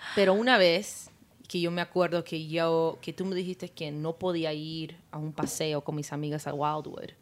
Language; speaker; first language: Spanish; early bilingual, heritage; Spanish